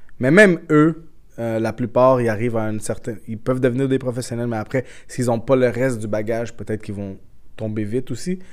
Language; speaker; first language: French; early bilingual, other home language; Portuguese